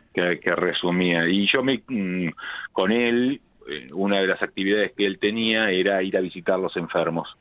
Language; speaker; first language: Spanish; native; Spanish